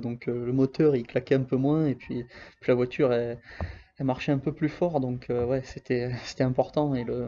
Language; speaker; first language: French; native; French